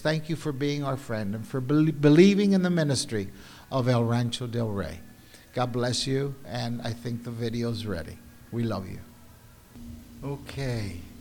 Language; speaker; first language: English; early bilingual, other home language; Spanish